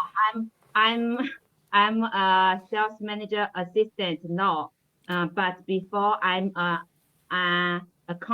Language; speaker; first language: English; non-native, learner; Chinese